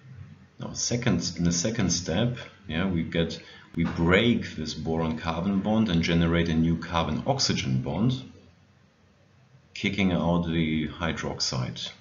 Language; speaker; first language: English; non-native, fluent; German